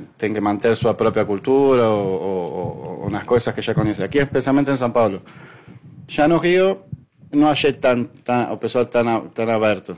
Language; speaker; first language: Portuguese; non-native, fluent; Spanish